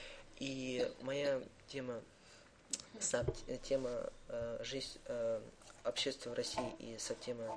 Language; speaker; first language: Russian; early bilingual, heritage; Russian